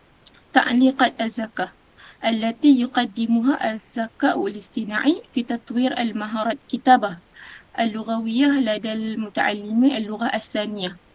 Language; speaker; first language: Arabic; non-native, learner; Malay